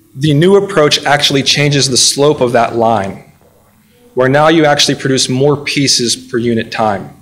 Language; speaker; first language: English; native; English